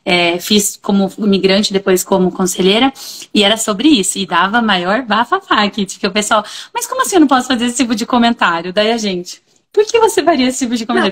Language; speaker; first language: Portuguese; native; Portuguese